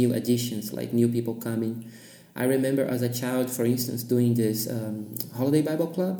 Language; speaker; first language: English; non-native, fluent; Portuguese